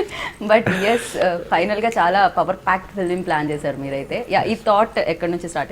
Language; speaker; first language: Telugu; native; Telugu